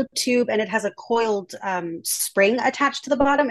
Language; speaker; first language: English; native; English